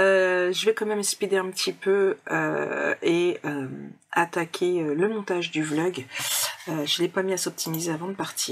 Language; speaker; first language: French; native; French